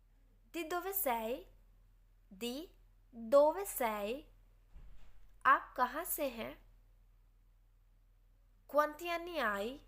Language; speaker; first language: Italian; non-native, fluent; Urdu